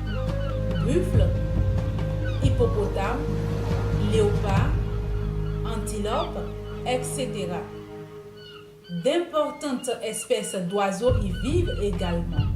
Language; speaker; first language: French; native; French